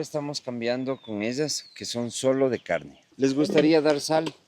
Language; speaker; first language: Spanish; native; Spanish